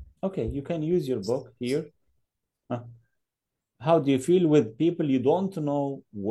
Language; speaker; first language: English; non-native, fluent; Arabic